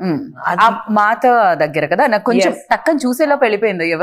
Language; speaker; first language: Telugu; native; Telugu